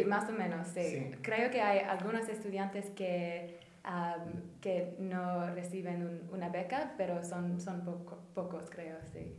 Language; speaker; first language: Spanish; non-native, fluent; English